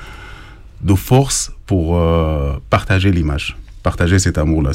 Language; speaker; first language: French; non-native, fluent; Arabic